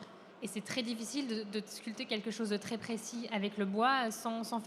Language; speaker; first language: French; native; French